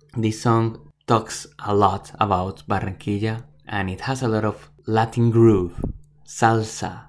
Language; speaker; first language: English; non-native, fluent; Spanish